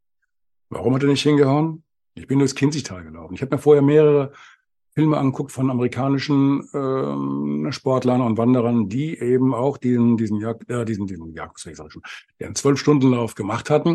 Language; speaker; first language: German; native; German